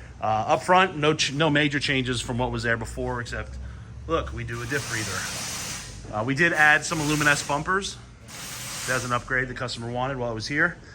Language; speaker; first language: English; native; English